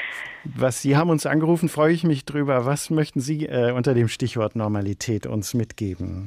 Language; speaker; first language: German; native; German